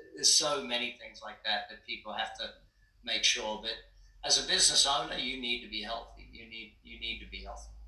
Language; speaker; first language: English; native; English